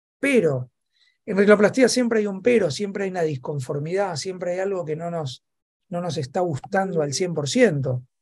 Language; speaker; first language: Spanish; native; Spanish